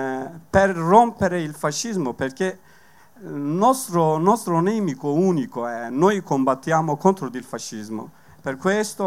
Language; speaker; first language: Italian; non-native, learner; Kurdish